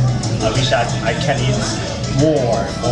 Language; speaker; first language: English; non-native, fluent; Korean